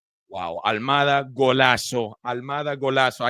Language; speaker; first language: Spanish; early bilingual, heritage; Spanish